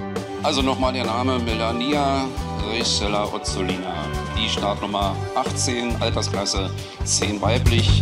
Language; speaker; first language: German; native; German